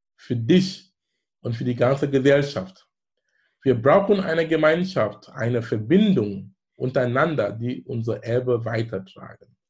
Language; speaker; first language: German; non-native, fluent; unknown